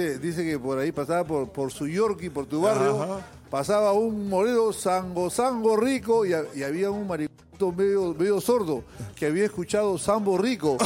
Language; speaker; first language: Spanish; native; Spanish